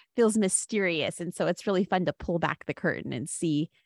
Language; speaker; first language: English; native; English